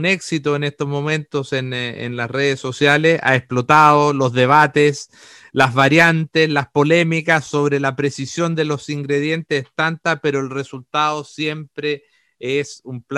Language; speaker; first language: Spanish; native; Spanish